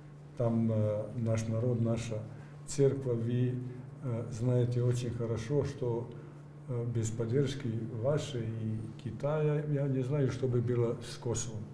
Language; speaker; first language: Russian; non-native, learner; Serbian